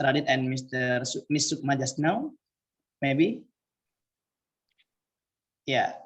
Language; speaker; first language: English; non-native, fluent; Indonesian